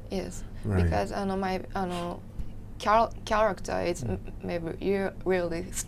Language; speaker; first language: English; non-native, learner; Japanese